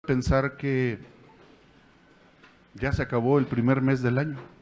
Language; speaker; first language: Spanish; native; Spanish